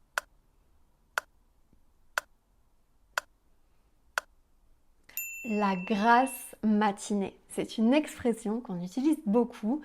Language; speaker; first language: French; native; French